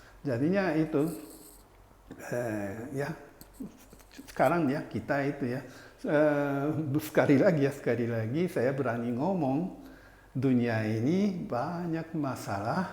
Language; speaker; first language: Indonesian; non-native, fluent; Japanese